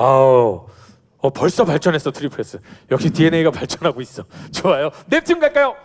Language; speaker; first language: Korean; native; Korean